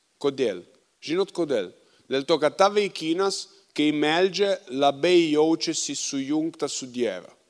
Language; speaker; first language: Lithuanian; non-native, fluent; Italian